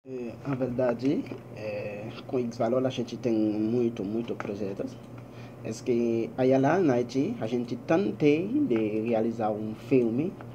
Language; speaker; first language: Portuguese; non-native, learner; Haitian Creole